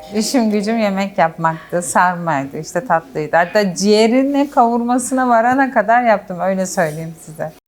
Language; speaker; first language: Turkish; native; Turkish